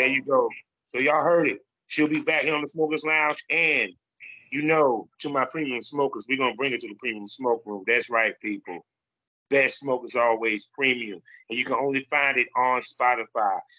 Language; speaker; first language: English; native; English